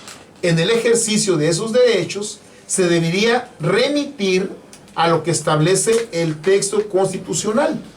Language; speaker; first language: Spanish; native; Spanish